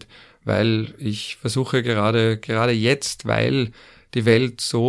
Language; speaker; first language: German; native; German